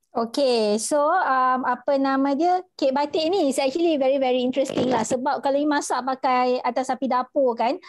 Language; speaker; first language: English; non-native, local second language; Malay